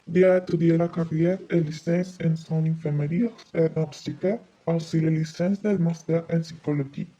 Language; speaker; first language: French; non-native, learner; Spanish